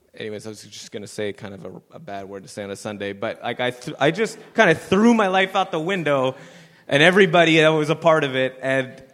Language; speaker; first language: English; native; English